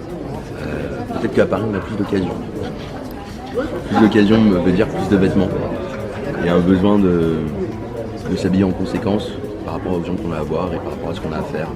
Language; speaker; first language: French; native; French